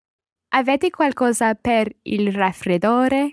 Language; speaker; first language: Italian; non-native, learner; English